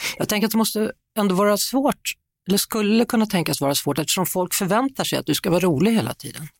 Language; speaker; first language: Swedish; native; Swedish